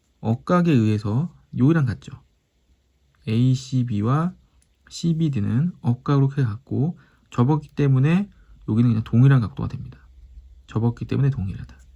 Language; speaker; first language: Korean; native; Korean